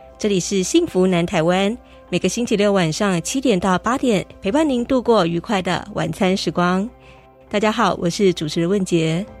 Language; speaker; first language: Chinese; native; Chinese